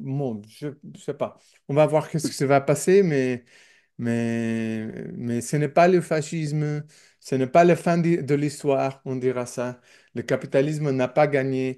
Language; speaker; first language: French; non-native, learner; English